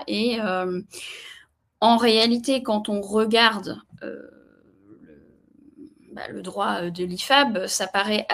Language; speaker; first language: French; native; French